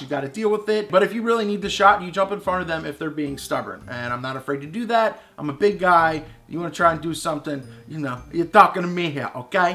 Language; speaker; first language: English; native; English